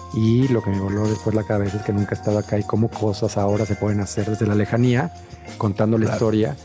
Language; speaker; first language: Spanish; native; Spanish